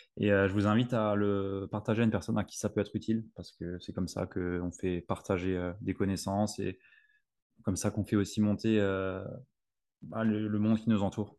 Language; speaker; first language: French; native; French